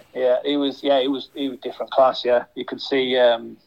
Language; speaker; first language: English; native; English